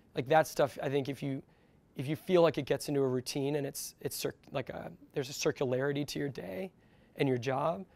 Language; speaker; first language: English; native; English